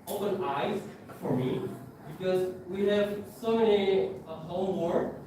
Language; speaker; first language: English; non-native, fluent; Indonesian